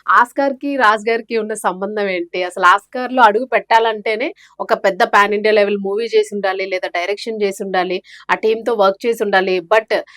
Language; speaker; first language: Telugu; native; Telugu